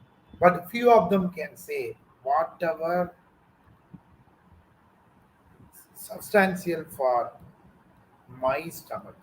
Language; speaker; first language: English; non-native, local second language; Tamil